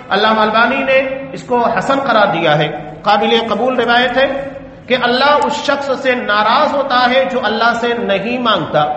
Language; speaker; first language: Urdu; native; Urdu